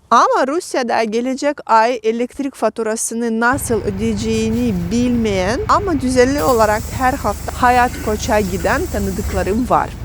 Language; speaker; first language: Turkish; non-native, fluent; Russian